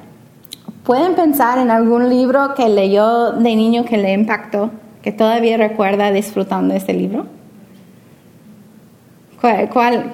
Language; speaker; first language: Spanish; non-native, fluent; English